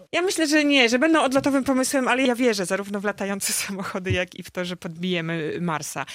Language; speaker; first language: Polish; native; Polish